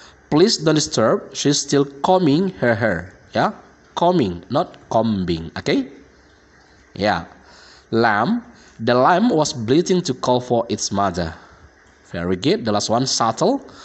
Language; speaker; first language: English; non-native, fluent; Indonesian